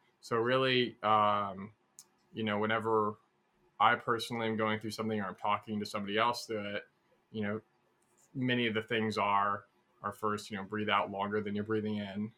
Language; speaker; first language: English; native; English